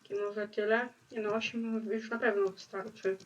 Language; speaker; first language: Polish; native; Polish